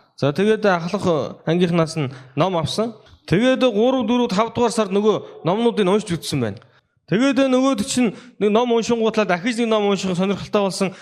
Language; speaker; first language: Mongolian; non-native, fluent; Korean